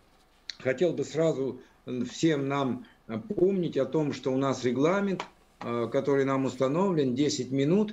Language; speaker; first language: Russian; native; Russian